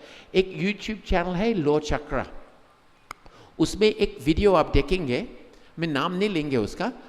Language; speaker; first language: Hindi; non-native, fluent; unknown